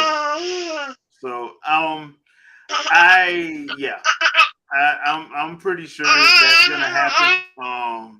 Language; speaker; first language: English; native; English